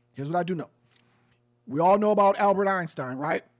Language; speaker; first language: English; native; English